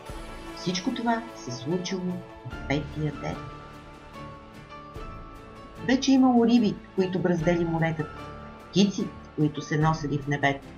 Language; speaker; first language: Bulgarian; native; Bulgarian